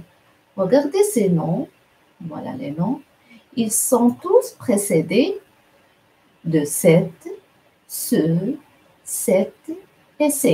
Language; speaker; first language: French; non-native, local second language; Arabic